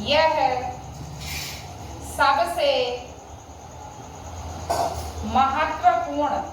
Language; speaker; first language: Hindi; native; Hindi